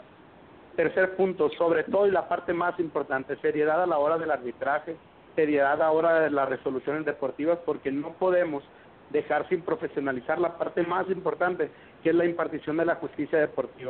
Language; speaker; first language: Spanish; native; Spanish